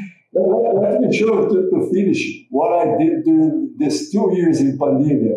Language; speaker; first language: English; non-native, learner; Portuguese